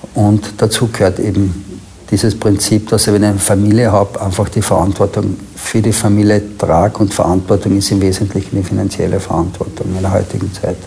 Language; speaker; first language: German; native; German